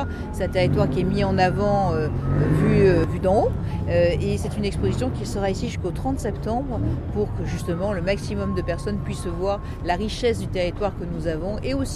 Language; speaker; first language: French; native; French